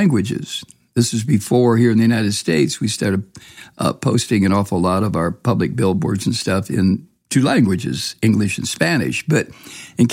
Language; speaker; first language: English; native; English